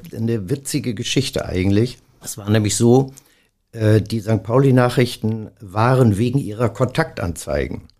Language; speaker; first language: German; native; German